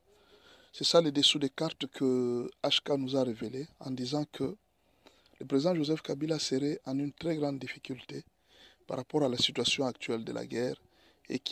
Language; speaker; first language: French; non-native, local second language; Lingala